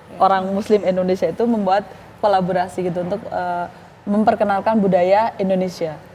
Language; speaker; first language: Indonesian; native; Indonesian